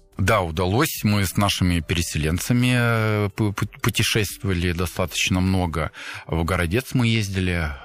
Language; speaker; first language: Russian; non-native, fluent; German